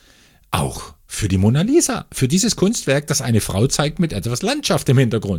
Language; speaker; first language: German; native; German